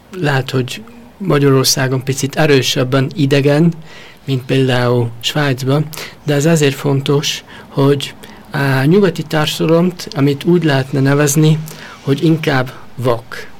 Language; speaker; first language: Hungarian; early bilingual, heritage; Hungarian